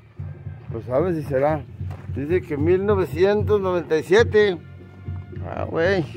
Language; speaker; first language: Spanish; native; Spanish